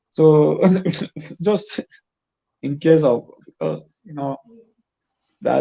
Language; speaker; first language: English; non-native, fluent; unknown